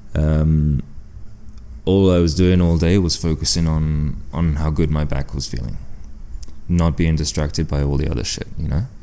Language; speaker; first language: English; early bilingual, other home language; French